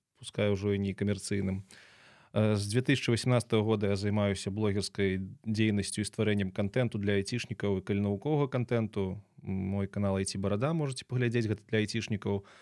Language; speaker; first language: Belarusian; native; Belarusian